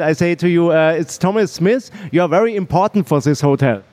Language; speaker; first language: English; non-native, learner; German